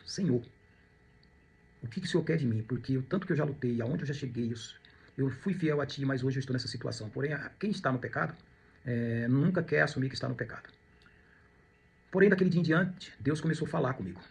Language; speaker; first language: Portuguese; native; Portuguese